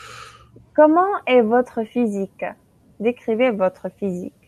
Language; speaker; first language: French; non-native, local second language; Arabic